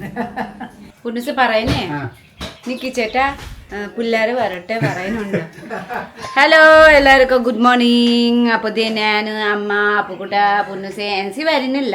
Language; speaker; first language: Malayalam; non-native, learner; Nepali